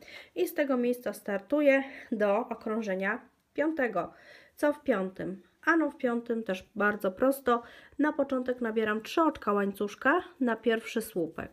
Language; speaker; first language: Polish; native; Polish